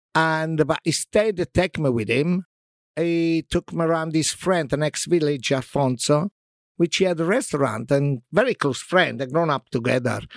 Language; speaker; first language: English; non-native, fluent; Italian